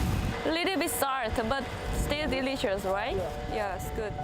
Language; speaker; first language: English; non-native, learner; Korean